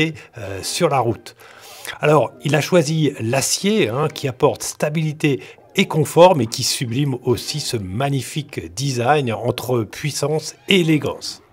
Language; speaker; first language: French; native; French